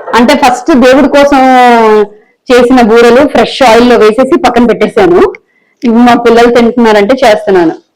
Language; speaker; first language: Telugu; non-native, local second language; Bangla